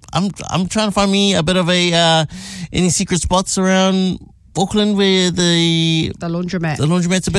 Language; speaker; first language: English; native; English